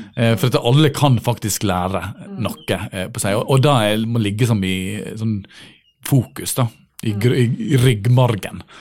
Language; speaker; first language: Norwegian; native; Norwegian